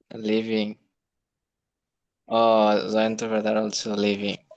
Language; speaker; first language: English; non-native, learner; Bangla